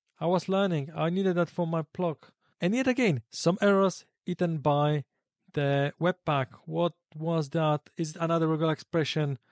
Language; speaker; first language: English; non-native, fluent; Polish